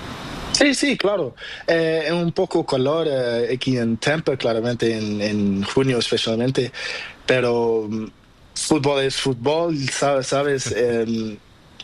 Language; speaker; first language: Spanish; non-native, learner; Portuguese